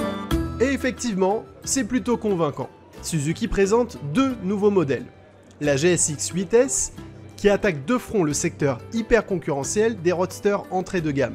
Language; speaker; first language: French; native; French